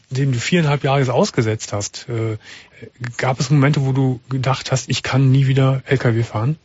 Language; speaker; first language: German; native; German